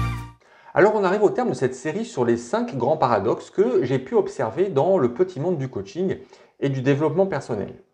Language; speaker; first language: French; native; French